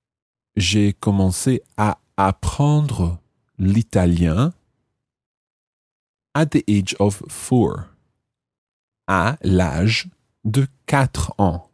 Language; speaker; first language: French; non-native, fluent; English